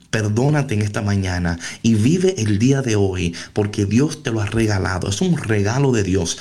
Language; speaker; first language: Spanish; early bilingual, heritage; Spanish